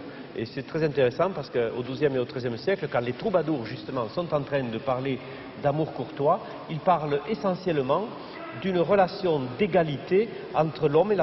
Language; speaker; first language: French; native; French